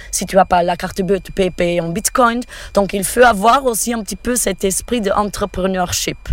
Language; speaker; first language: French; non-native, fluent; Portuguese